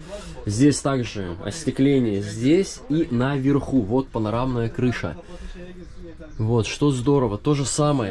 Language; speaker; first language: Russian; native; Russian